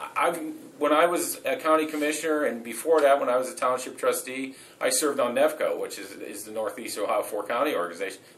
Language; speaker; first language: English; native; English